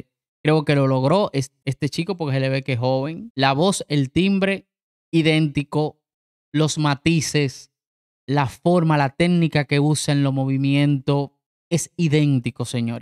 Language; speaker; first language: Spanish; native; Spanish